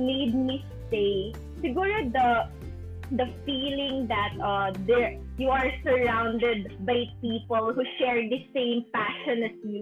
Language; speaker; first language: English; non-native, local second language; Bikol